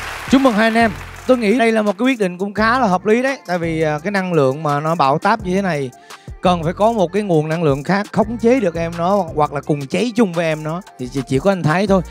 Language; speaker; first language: Vietnamese; native; Vietnamese